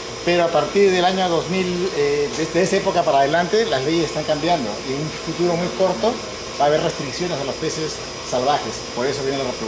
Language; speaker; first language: Spanish; native; Spanish